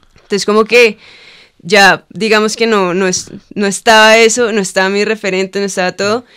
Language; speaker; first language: Spanish; native; Spanish